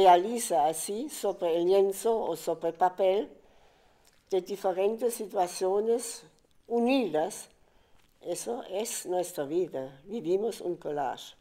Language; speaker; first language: Spanish; non-native, fluent; German